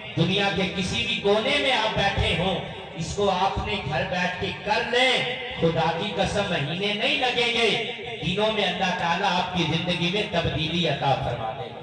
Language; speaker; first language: Urdu; non-native, local second language; Punjabi